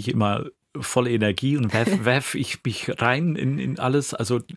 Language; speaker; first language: German; non-native, fluent; Dutch